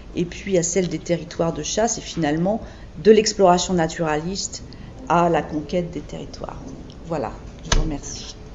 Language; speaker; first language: French; native; French